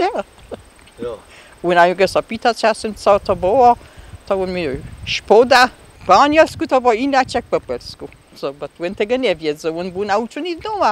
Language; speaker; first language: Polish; early bilingual, heritage; Polish